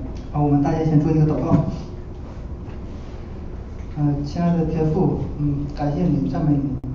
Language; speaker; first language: Chinese; native; Chinese